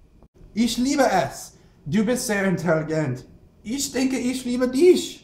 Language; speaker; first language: German; non-native, learner; English